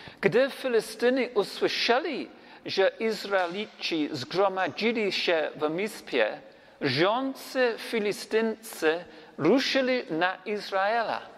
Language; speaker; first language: Polish; non-native, learner; English